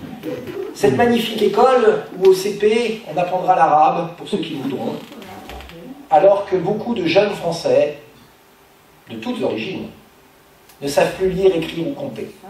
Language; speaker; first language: French; native; French